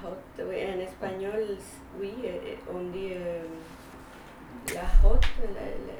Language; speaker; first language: French; non-native, fluent; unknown